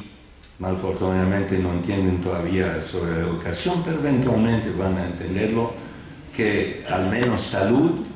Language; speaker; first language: Spanish; non-native, fluent; English